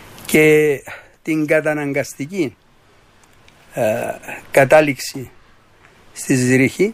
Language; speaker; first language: Greek; native; Greek